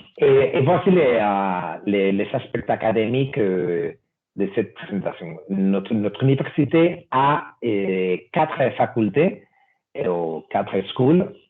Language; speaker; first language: French; non-native, fluent; Spanish